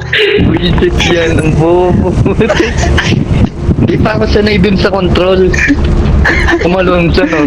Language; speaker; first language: Filipino; native; Filipino